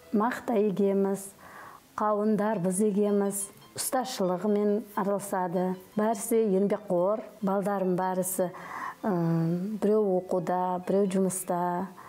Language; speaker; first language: Kazakh; non-native, local second language; Uzbek